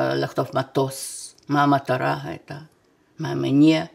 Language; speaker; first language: Hebrew; non-native, fluent; Russian